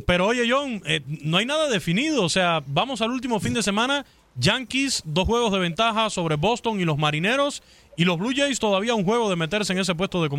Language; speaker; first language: Spanish; native; Spanish